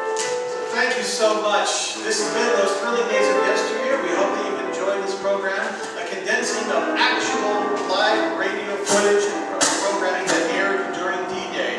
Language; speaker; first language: English; native; English